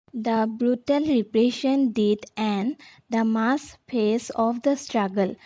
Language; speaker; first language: English; non-native, local second language; Assamese